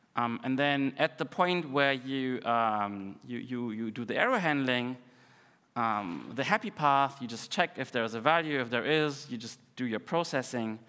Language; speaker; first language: English; non-native, fluent; Russian